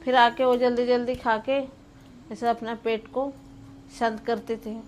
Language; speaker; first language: Hindi; non-native, local second language; Marathi